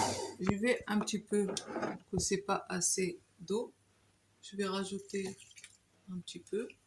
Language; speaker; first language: French; non-native, local second language; Arabic